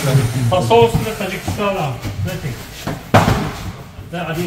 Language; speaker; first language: Russian; non-native, learner; Tajik